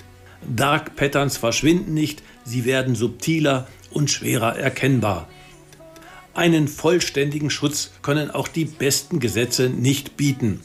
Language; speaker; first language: German; native; German